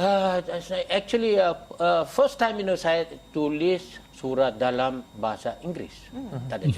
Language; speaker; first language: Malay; non-native, learner; Korean